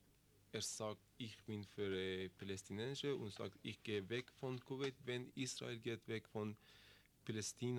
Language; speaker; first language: German; non-native, learner; Persian